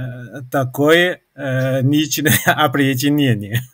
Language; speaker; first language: Russian; non-native, fluent; Chinese